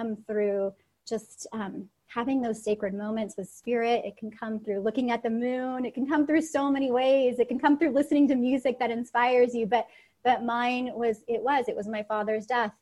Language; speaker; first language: English; early bilingual, other home language; Russian